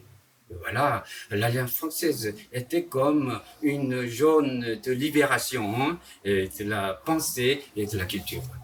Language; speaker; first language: French; non-native, fluent; Korean